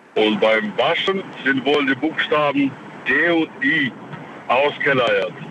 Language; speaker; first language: German; non-native, fluent; Chinese